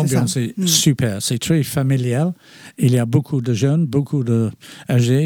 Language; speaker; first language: French; non-native, fluent; English